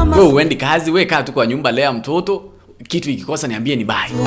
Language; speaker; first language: Swahili; non-native, local second language; Gusii